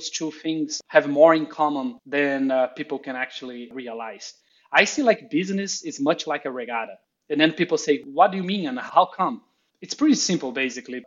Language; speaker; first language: English; non-native, fluent; Portuguese